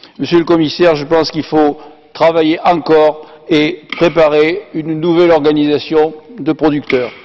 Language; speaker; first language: French; native; French